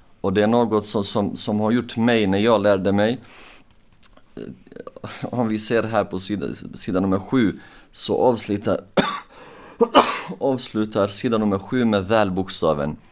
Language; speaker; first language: Swedish; non-native, local second language; Bosnian